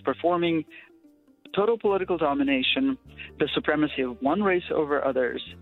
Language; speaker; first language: English; non-native, fluent; Russian